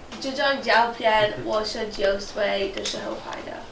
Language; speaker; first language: Chinese; non-native, learner; English